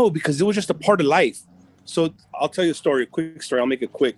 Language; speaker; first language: English; early bilingual, other home language; Spanish